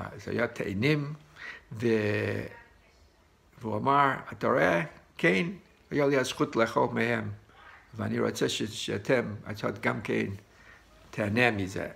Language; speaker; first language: Hebrew; non-native, fluent; English